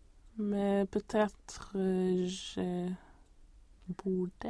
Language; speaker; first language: French; non-native, learner; Swedish